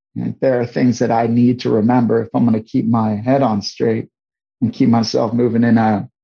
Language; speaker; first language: English; native; English